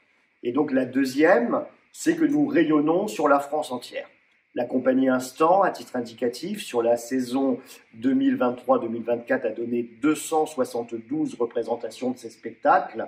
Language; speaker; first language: French; native; French